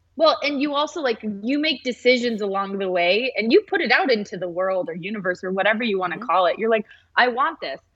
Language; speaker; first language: English; early bilingual, other home language; Spanish